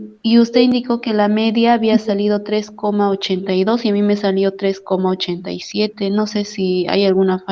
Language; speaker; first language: Spanish; native; Spanish